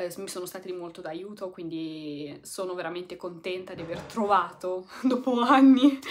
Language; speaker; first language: Italian; native; Italian